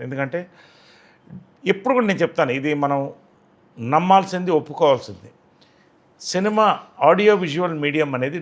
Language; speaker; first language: Telugu; native; Telugu